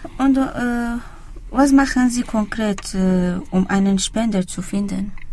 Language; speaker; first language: German; non-native, learner; Persian